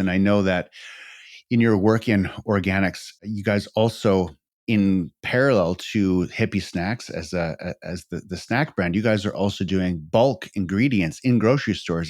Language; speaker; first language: English; native; English